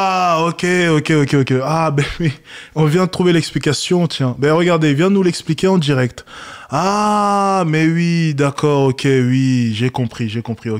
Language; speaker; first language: French; native; French